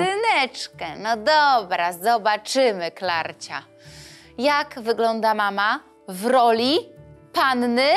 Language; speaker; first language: Polish; native; Polish